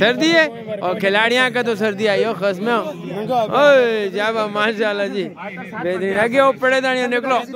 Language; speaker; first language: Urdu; non-native, local second language; Punjabi